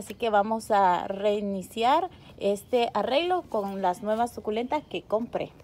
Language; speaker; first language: Spanish; native; Spanish